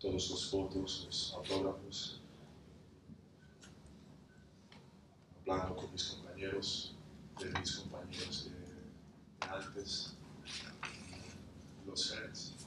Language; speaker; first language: Spanish; non-native, learner; English